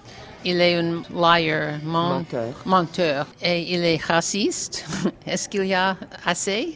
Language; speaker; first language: French; non-native, learner; English